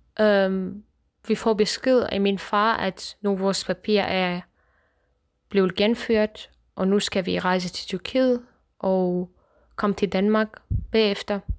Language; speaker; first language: Danish; non-native, fluent; Kurdish